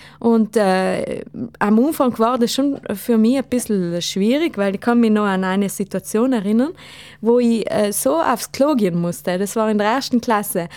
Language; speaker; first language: German; non-native, local second language; Ladin